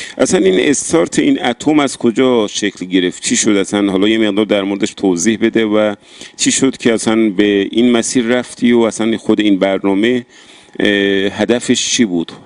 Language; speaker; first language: Persian; non-native, local second language; Baluchi